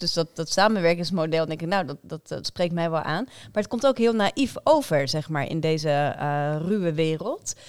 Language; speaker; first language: Dutch; native; Dutch